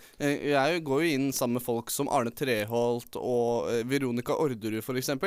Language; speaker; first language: Norwegian; native; Norwegian